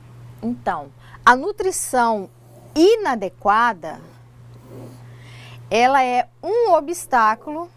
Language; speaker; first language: Portuguese; native; Portuguese